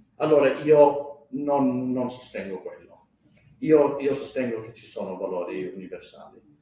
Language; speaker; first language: Italian; non-native, fluent; English